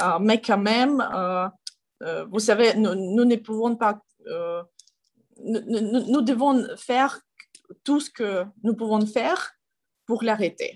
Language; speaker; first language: French; non-native, learner; Ukrainian